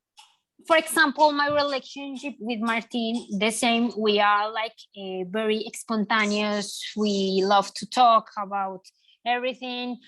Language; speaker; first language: English; non-native, learner; Spanish